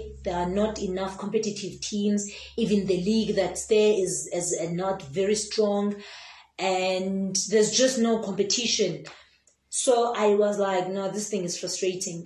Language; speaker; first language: English; non-native, local second language; Xhosa